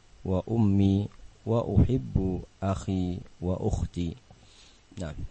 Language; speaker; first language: Arabic; non-native, fluent; Indonesian